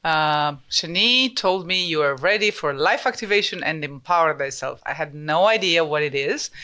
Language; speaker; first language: English; non-native, fluent; Romanian